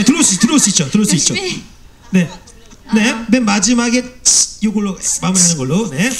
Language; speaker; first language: Korean; native; Korean